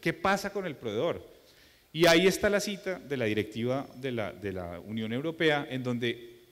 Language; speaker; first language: Spanish; native; Spanish